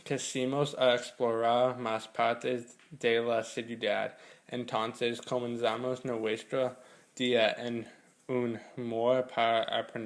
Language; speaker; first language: Spanish; non-native, learner; English